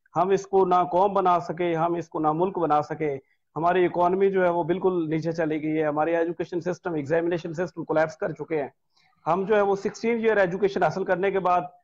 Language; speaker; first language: Urdu; non-native, local second language; Punjabi